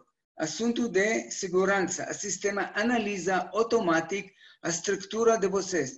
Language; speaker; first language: Portuguese; non-native, learner; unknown